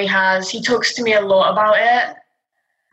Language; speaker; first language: English; native; English